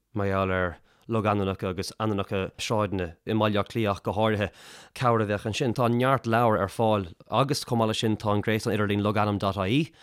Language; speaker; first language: Irish; native; Irish